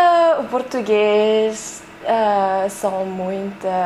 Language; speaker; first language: Portuguese; early bilingual, heritage; French